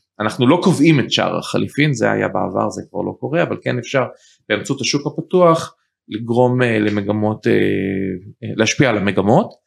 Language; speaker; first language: Hebrew; early bilingual, heritage; Hebrew